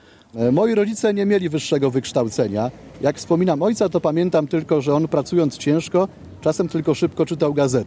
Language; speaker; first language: Polish; native; Polish